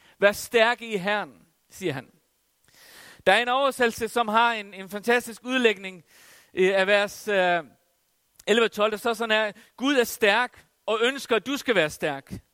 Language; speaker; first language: Danish; non-native, local second language; Faroese